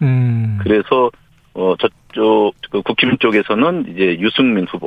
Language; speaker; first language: Korean; native; Korean